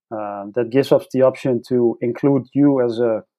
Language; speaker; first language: English; non-native, fluent; Dutch